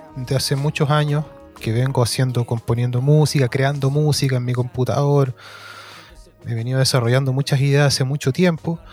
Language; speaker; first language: Spanish; native; Spanish